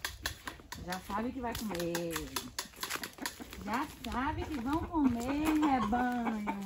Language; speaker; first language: Portuguese; non-native, learner; English